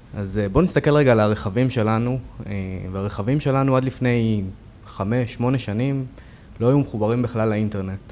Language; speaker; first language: Hebrew; native; Hebrew